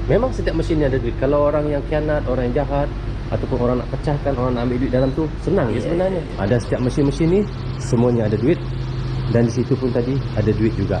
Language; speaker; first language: Malay; native; Malay